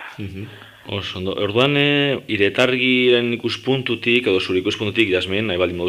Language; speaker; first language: Basque; non-native, local second language; Spanish